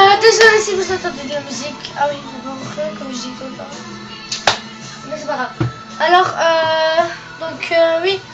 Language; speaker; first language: French; native; French